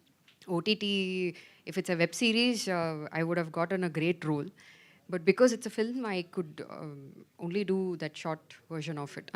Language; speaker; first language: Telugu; non-native, fluent; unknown